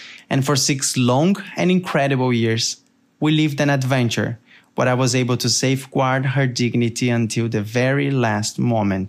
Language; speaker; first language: English; non-native, fluent; Portuguese